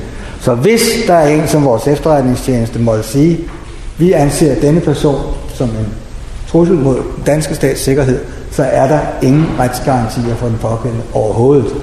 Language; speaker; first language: Danish; native; Danish